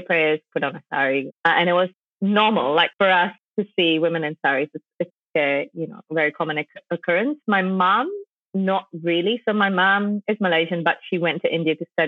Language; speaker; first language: English; non-native, local second language; Tamil